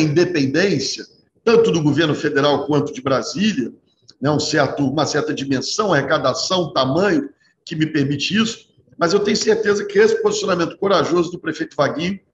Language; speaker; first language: Portuguese; native; Portuguese